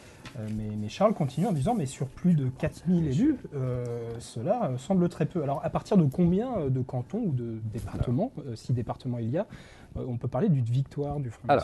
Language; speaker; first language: French; native; French